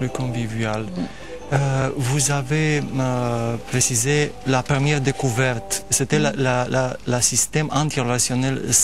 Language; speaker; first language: French; non-native, fluent; Romanian